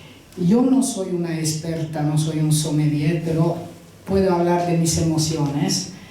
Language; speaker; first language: Spanish; non-native, fluent; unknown